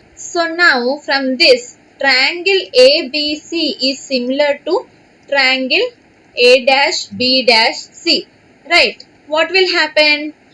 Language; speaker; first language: English; non-native, local second language; Telugu